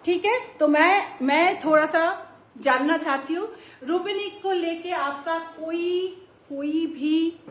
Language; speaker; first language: Hindi; non-native, local second language; Bangla